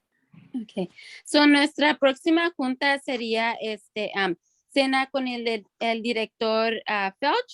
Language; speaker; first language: Spanish; early bilingual, other home language; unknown